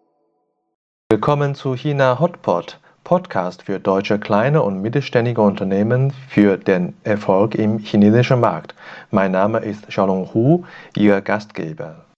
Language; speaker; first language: German; non-native, fluent; Chinese